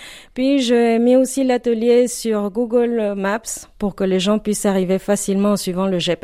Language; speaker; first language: French; non-native, fluent; Spanish